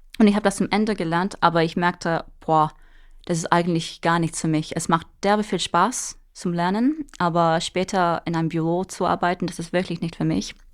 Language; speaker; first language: German; non-native, fluent; English